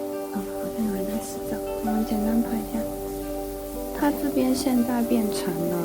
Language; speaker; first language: Chinese; native; Chinese